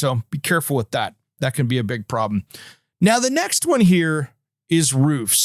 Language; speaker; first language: English; native; English